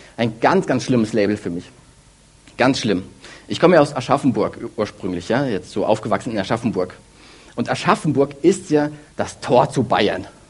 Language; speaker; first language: German; early bilingual, other home language; Russian